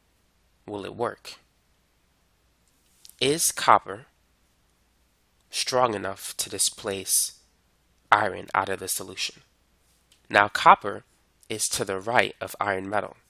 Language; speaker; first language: English; native; English